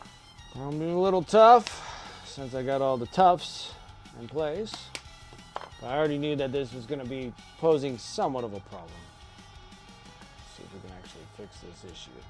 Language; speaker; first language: English; native; English